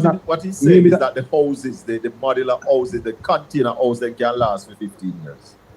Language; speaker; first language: English; native; English